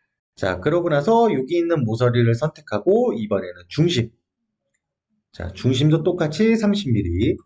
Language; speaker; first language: Korean; native; Korean